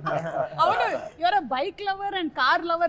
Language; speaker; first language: Telugu; native; Telugu